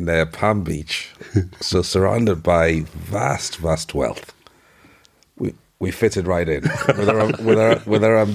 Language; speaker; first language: English; non-native, local second language; Igbo